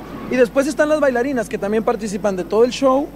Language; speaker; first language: Spanish; native; Spanish